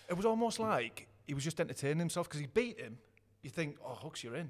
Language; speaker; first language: English; native; English